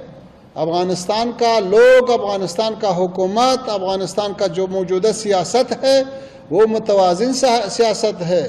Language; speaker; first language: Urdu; non-native, fluent; Pashto